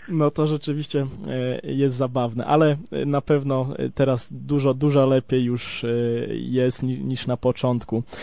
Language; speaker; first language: Polish; native; Polish